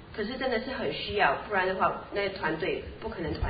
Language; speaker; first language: Chinese; native; Chinese